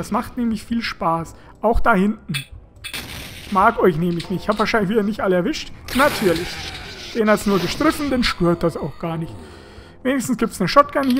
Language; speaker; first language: German; native; German